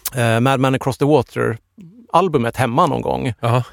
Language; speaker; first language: Swedish; native; Swedish